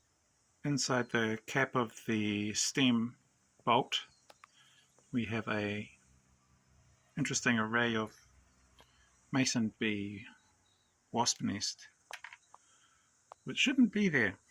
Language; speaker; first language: English; native; English